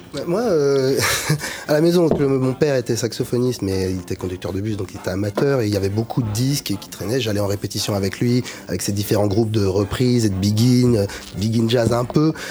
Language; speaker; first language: French; native; French